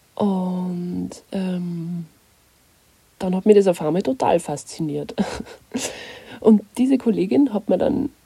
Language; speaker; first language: German; native; German